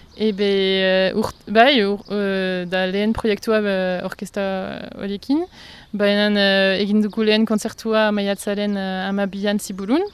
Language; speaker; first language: Basque; non-native, local second language; French